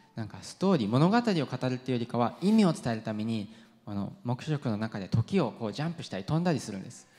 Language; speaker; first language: Japanese; non-native, fluent; English